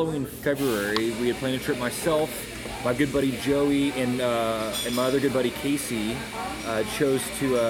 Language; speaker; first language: English; native; English